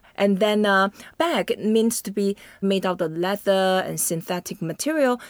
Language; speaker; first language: English; non-native, fluent; Chinese